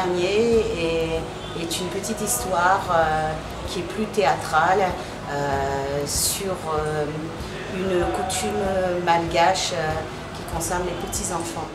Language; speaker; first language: French; native; French